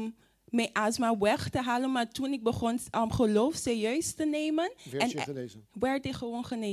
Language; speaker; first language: Dutch; non-native, fluent; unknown